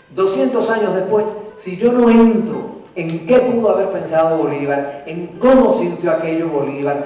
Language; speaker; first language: Spanish; native; Spanish